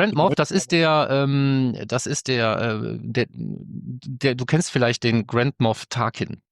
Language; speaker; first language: German; native; German